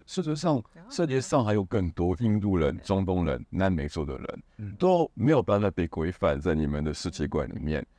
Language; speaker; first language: Chinese; non-native, fluent; Hebrew